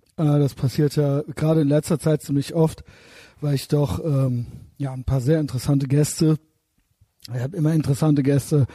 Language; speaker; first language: German; native; German